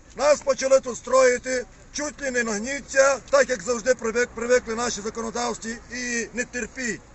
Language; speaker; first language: Ukrainian; native; Ukrainian